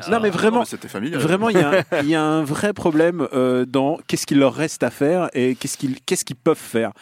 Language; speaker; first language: French; non-native, fluent; Russian